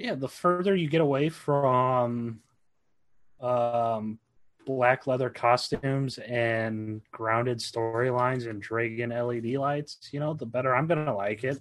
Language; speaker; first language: English; native; English